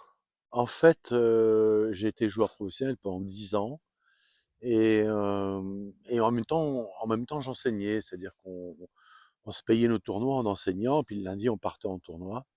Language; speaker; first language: French; native; French